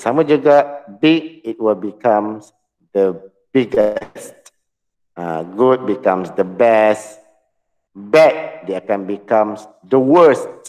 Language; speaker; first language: English; non-native, local second language; Malay